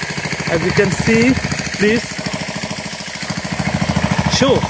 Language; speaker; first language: English; non-native, learner; Bangla